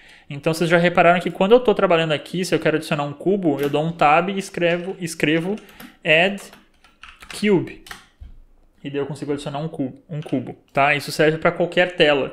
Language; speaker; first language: Portuguese; native; Portuguese